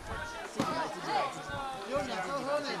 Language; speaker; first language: Chinese; non-native, learner; English